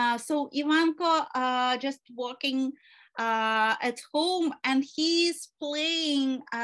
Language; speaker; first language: English; non-native, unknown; Ukrainian